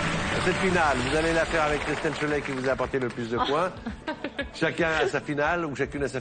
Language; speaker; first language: French; native; French